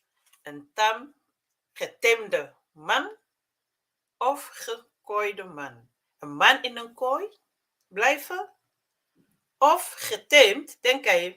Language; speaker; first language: Dutch; non-native, fluent; Mandingo